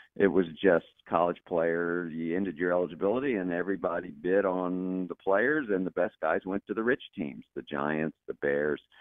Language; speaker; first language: English; native; English